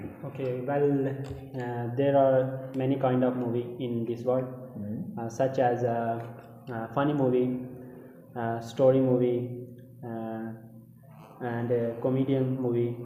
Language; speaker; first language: English; non-native, learner; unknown